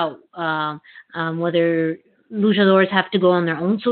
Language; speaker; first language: English; non-native, fluent; Spanish